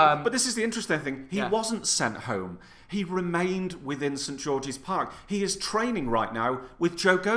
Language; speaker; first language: English; native; English